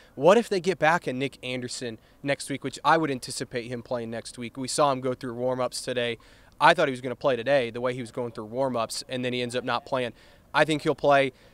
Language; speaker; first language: English; native; English